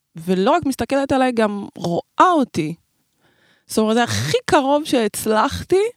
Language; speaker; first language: Hebrew; native; Hebrew